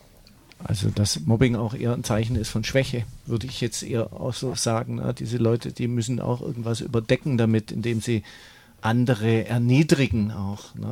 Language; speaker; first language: German; native; German